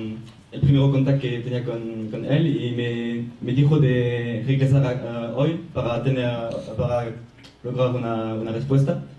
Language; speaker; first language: Spanish; non-native, fluent; French